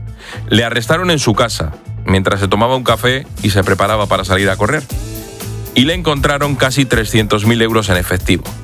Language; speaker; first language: Spanish; native; Spanish